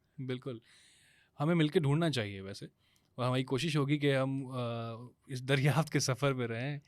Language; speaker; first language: Urdu; native; Urdu